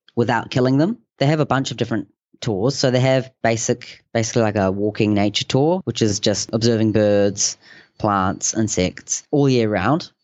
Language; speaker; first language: English; native; English